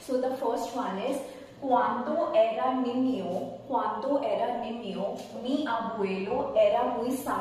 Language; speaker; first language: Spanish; non-native, fluent; Hindi